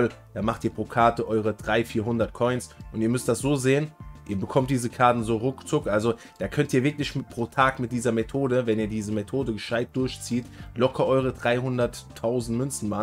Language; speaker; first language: German; native; German